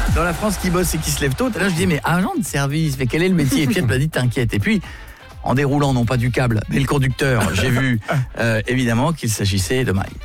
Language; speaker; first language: French; native; French